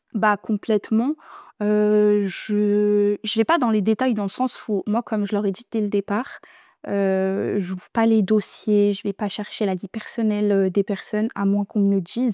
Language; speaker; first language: French; native; French